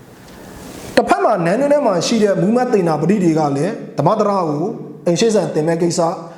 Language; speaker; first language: Burmese; non-native, local second language; Mon